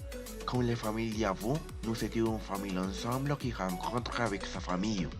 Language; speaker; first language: French; non-native, learner; Spanish